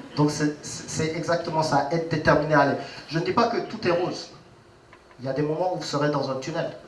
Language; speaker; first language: French; non-native, local second language; Wolof